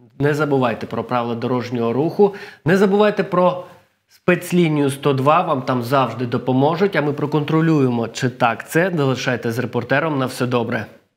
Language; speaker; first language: Ukrainian; non-native, local second language; Russian